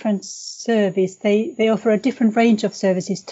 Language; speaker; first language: English; non-native, fluent; Finnish